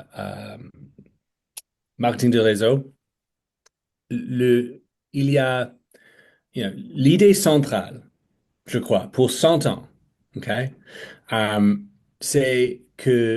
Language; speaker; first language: French; non-native, fluent; English